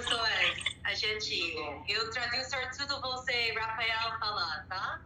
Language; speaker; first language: Portuguese; non-native, learner; English